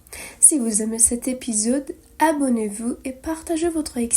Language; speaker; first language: French; non-native, fluent; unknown